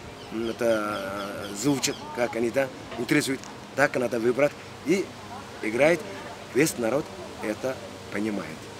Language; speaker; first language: Russian; non-native, learner; Mongolian